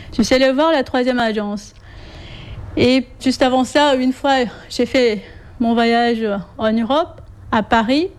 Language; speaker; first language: French; non-native, fluent; Korean